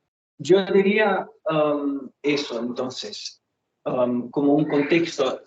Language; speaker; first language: Spanish; non-native, fluent; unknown